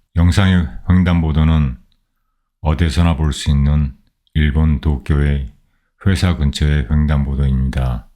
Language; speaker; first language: Korean; native; Korean